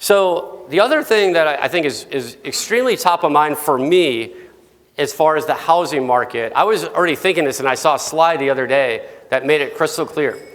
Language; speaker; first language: English; native; English